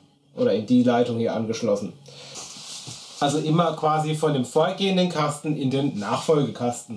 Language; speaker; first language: German; native; German